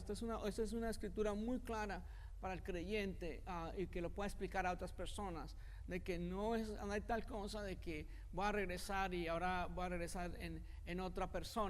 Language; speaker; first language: Spanish; native; Spanish